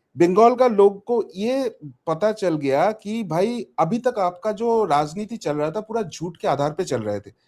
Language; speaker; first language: Hindi; non-native, local second language; Bangla